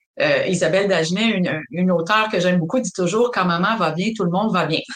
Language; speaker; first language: French; native; French